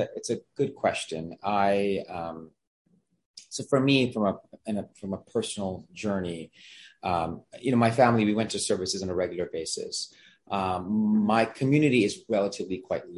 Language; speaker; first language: English; non-native, fluent; Gujarati